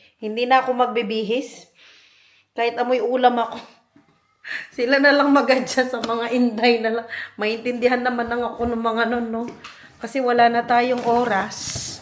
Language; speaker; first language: Filipino; non-native, local second language; Pampanga